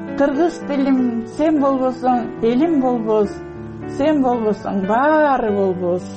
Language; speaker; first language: Kyrgyz; non-native, local second language; Russian